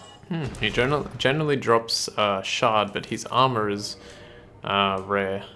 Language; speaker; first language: English; native; English